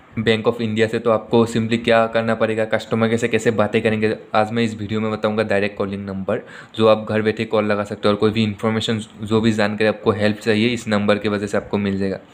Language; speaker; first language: Hindi; native; Hindi